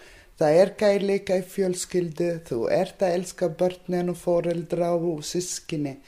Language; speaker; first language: Icelandic; non-native, learner; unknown